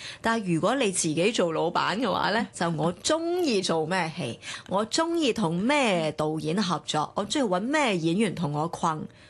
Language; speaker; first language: Cantonese; early bilingual, other home language; Chinese